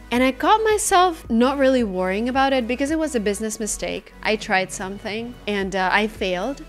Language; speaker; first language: English; non-native, fluent; Russian